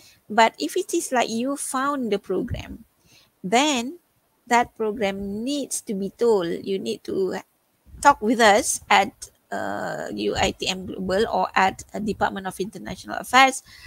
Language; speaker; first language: English; non-native, local second language; Malay